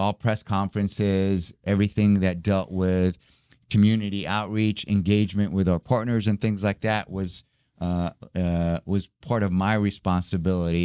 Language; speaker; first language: English; early bilingual, other home language; Arabic